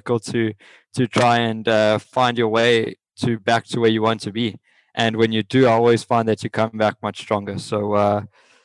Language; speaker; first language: English; native; English